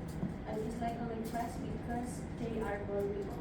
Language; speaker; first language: English; non-native, learner; Indonesian